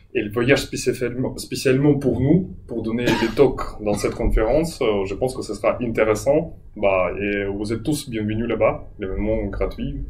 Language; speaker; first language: French; non-native, fluent; Russian